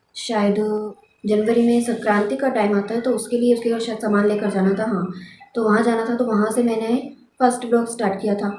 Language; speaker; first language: Hindi; native; Hindi